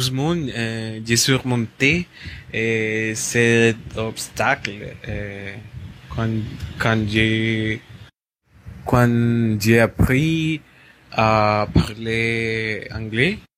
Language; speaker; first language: French; non-native, learner; Spanish